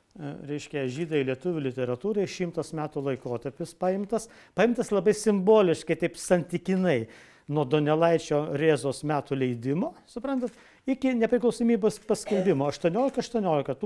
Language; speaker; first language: Lithuanian; native; Lithuanian